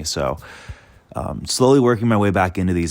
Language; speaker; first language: English; native; English